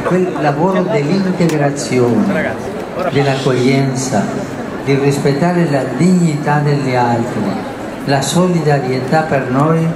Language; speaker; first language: Italian; non-native, fluent; Spanish